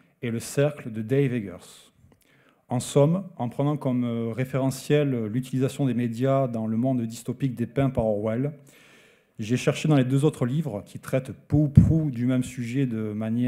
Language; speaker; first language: French; native; French